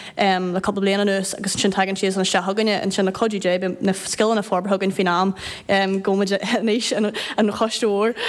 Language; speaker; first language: Irish; native; Irish